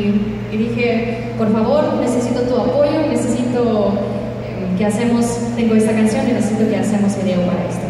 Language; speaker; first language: Spanish; non-native, fluent; Russian